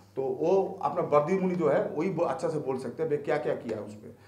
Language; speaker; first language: Hindi; non-native, local second language; Bangla